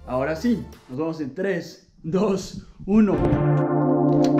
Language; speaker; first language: Spanish; early bilingual, heritage; Spanish